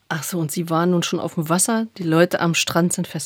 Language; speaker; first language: German; native; German